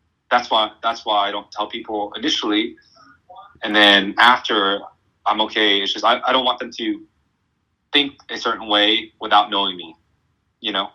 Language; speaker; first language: English; early bilingual, other home language; Vietnamese